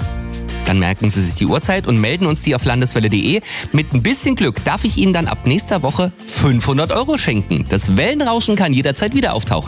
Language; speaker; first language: German; native; German